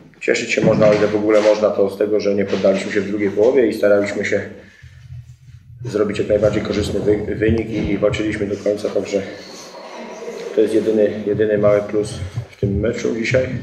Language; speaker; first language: Polish; native; Polish